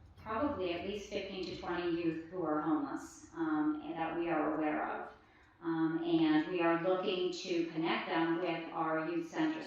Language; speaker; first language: English; early bilingual, other home language; French